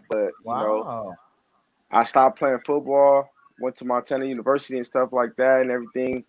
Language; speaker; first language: English; native; English